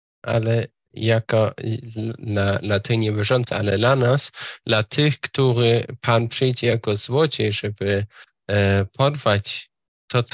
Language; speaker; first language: Polish; non-native, fluent; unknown